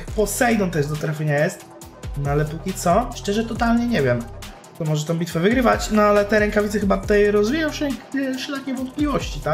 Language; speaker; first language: Polish; native; Polish